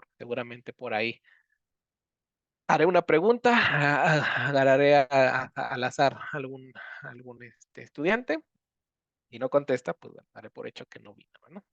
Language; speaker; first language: Spanish; native; Spanish